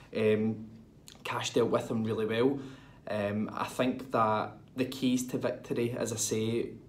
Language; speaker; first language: English; native; English